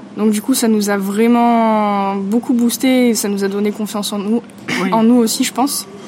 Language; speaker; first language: French; native; French